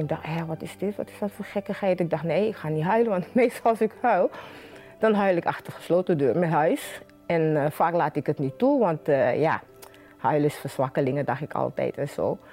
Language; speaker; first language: Dutch; native; Dutch